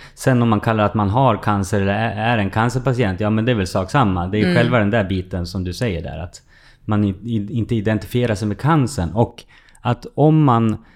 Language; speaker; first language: Swedish; native; Swedish